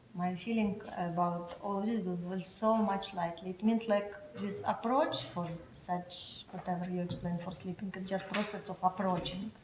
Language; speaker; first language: English; non-native, learner; Russian